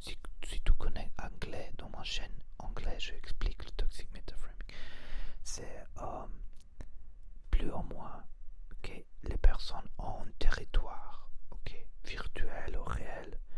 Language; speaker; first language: French; non-native, learner; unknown